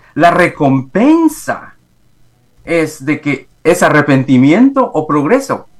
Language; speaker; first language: Spanish; native; Spanish